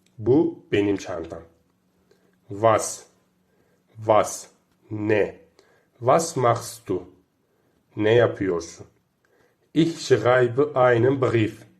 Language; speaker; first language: Turkish; native; Turkish